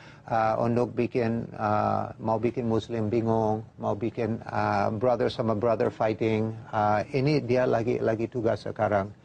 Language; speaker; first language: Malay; non-native, fluent; English